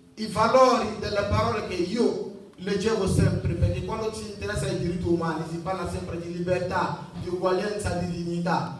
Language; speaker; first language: Italian; non-native, fluent; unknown